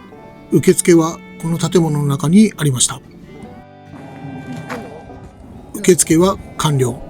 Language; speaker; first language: Japanese; native; Japanese